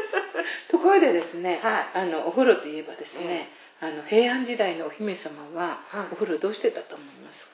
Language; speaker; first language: Japanese; native; Japanese